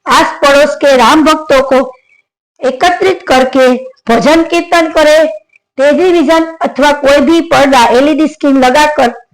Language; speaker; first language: Hindi; non-native, local second language; Gujarati